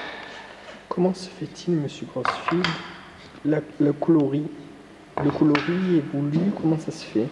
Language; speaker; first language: French; native; French